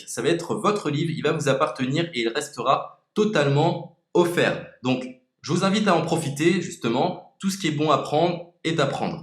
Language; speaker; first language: French; native; French